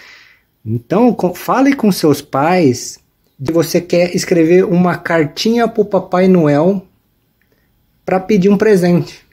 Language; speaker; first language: Portuguese; native; Portuguese